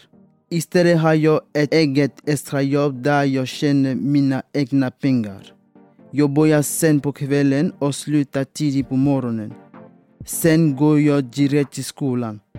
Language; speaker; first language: Swedish; non-native, fluent; French